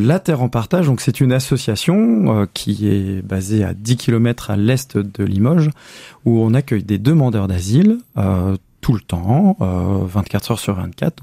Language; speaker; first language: French; native; French